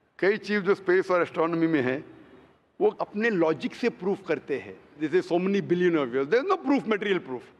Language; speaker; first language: Hindi; non-native, local second language; Konkani